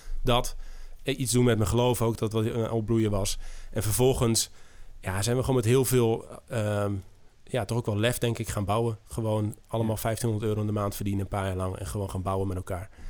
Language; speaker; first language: Dutch; native; Dutch